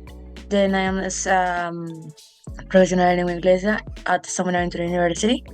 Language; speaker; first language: English; non-native, learner; Spanish